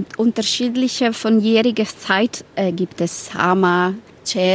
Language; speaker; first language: German; non-native, learner; Spanish